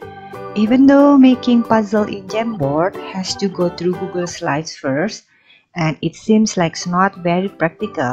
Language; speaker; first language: English; non-native, fluent; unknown